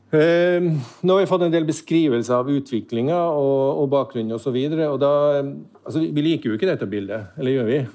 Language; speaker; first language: Norwegian; native; Norwegian